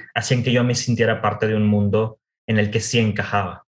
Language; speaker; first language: Spanish; native; Spanish